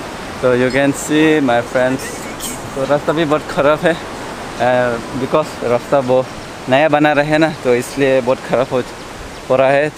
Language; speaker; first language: Hindi; non-native, local second language; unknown